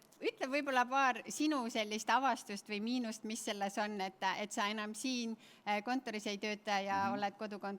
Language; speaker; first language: Estonian; native; Estonian